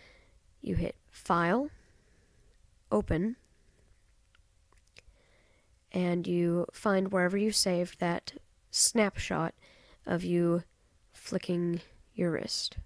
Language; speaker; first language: English; native; English